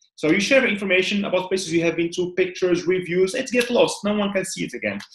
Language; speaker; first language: English; non-native, fluent; Arabic